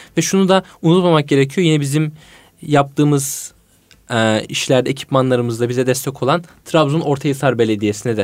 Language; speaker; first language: Turkish; native; Turkish